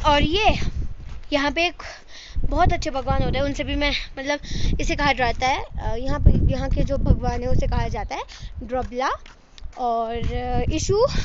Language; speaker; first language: Hindi; non-native, local second language; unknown